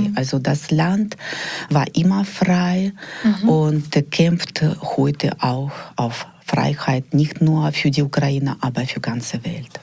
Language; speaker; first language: German; non-native, learner; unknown